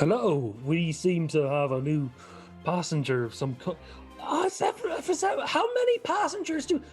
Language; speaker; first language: English; native; English